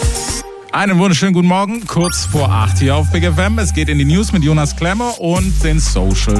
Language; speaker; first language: German; native; German